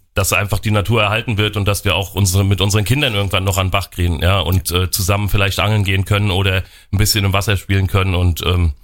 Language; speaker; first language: German; native; German